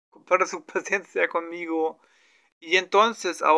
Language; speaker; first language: Spanish; non-native, learner; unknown